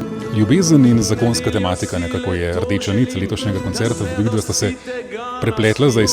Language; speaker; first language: Slovenian; native; Slovenian